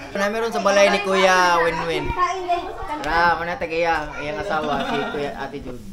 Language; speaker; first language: Filipino; non-native, local second language; Cebuano